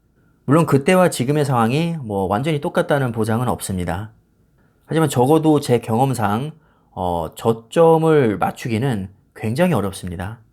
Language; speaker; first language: Korean; native; Korean